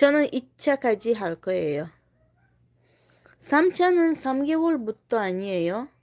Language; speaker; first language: Korean; non-native, fluent; Tajik